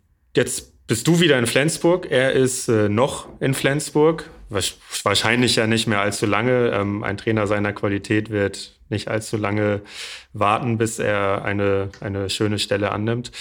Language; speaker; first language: German; native; German